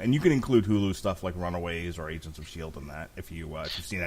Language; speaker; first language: English; native; English